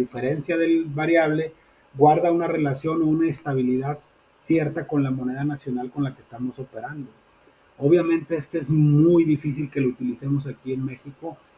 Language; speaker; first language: Spanish; native; Spanish